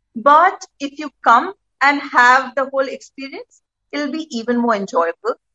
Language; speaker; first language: English; non-native, local second language; Gujarati